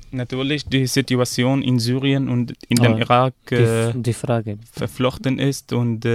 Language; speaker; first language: German; non-native, fluent; Arabic